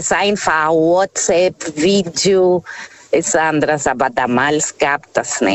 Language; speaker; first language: German; non-native, learner; Portuguese